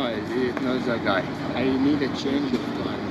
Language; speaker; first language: English; non-native, learner; Arabic